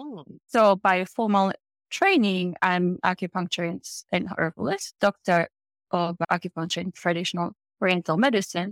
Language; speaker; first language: English; non-native, fluent; Japanese